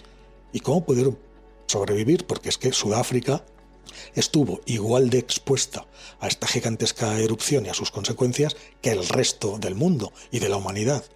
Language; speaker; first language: Spanish; native; Spanish